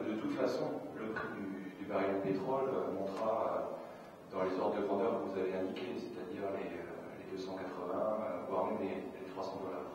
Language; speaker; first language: French; native; French